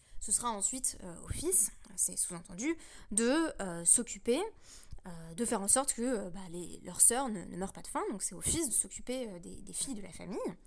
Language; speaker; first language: French; native; French